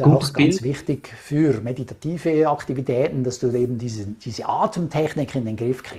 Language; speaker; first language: German; native; German